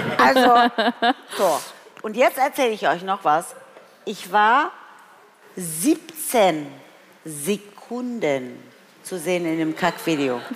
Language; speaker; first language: German; early bilingual, other home language; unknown